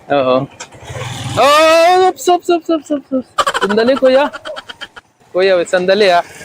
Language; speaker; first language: Filipino; non-native, learner; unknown